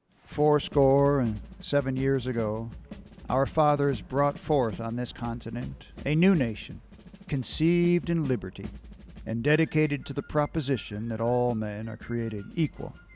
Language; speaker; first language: English; native; English